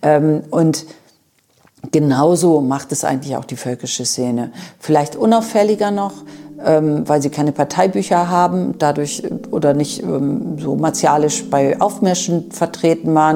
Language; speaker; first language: German; native; German